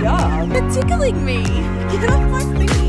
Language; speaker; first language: English; native; English